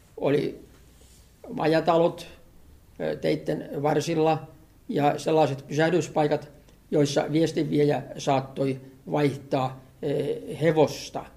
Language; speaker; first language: Finnish; native; Finnish